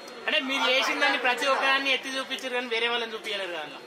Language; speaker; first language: Telugu; native; Telugu